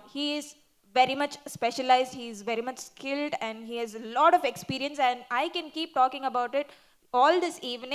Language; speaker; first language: English; non-native, local second language; Tamil